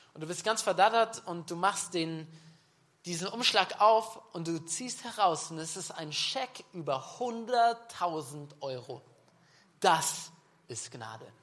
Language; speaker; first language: German; native; German